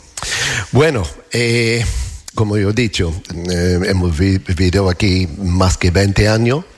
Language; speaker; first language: Spanish; non-native, learner; English